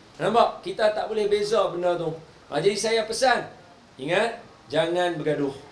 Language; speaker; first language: Malay; native; Malay